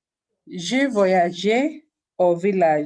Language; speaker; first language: French; non-native, learner; English